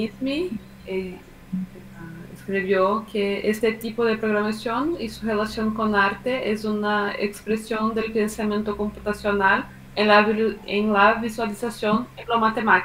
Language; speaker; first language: Spanish; non-native, fluent; Portuguese